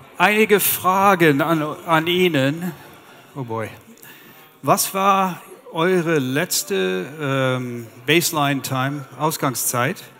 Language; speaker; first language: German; non-native, fluent; English